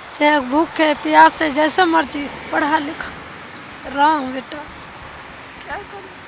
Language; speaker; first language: Hindi; native; Hindi